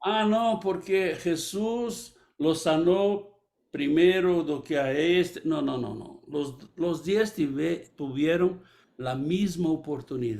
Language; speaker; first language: Spanish; non-native, fluent; Portuguese